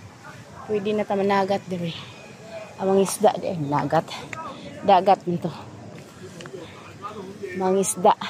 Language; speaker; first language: Filipino; non-native, local second language; Cebuano